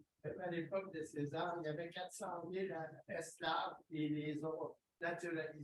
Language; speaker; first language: French; native; French